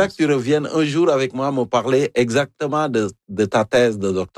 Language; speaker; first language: French; native; French